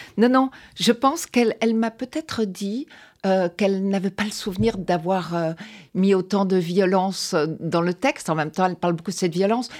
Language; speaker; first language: French; native; French